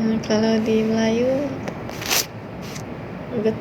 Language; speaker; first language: Indonesian; non-native, learner; Malay